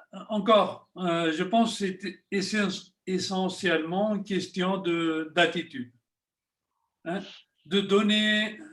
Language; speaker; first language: French; non-native, fluent; Spanish